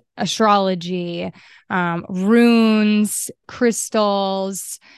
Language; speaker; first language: English; native; English